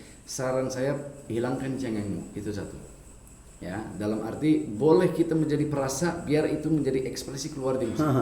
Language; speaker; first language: Indonesian; non-native, fluent; English